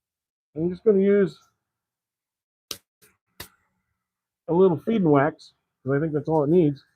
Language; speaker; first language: English; native; English